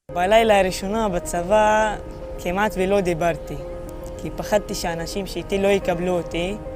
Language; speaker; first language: Hebrew; non-native, local second language; Arabic